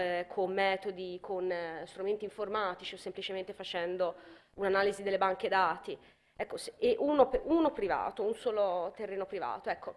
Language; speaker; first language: Italian; native; Italian